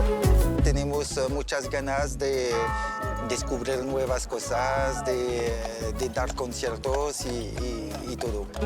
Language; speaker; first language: Spanish; non-native, learner; French